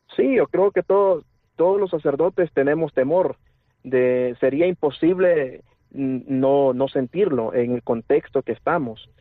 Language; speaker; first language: Spanish; native; Spanish